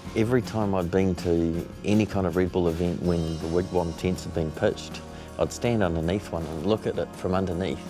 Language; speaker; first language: English; native; English